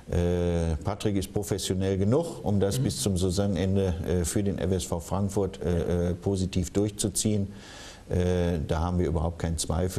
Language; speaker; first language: German; native; German